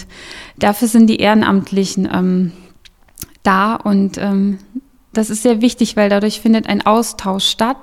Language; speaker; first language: German; native; German